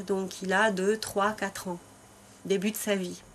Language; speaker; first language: French; native; French